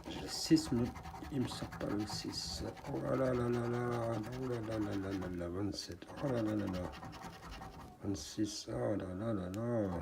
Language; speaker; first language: French; native; French